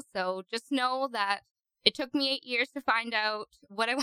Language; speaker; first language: English; native; English